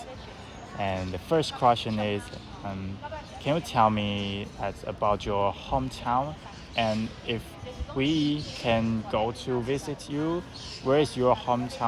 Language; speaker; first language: English; non-native, learner; Chinese